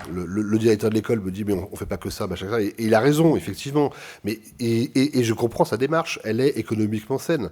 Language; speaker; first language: French; native; French